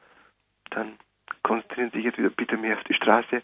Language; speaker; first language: German; native; German